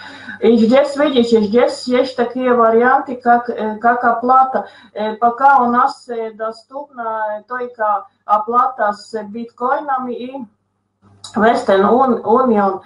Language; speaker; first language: Russian; non-native, local second language; Latvian